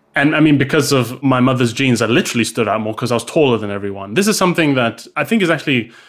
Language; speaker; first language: English; native; English